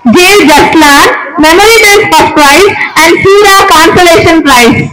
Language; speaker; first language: English; non-native, local second language; Tamil